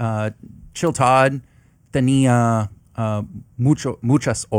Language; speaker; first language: Spanish; non-native, learner; English